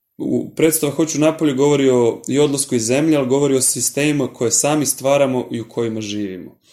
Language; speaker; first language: Serbian; native; Serbian